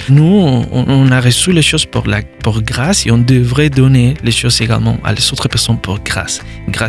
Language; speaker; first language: French; non-native, learner; Spanish